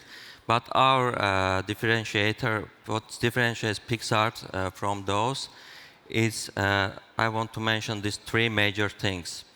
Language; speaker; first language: English; non-native, fluent; Armenian